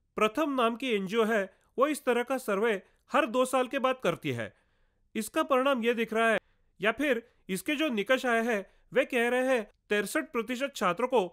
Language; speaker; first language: Hindi; non-native, local second language; Marathi